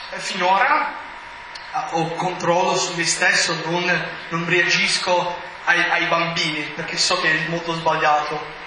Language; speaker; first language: Italian; non-native, fluent; English